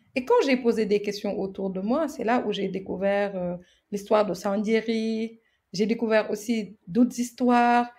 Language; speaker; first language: French; non-native, local second language; Wolof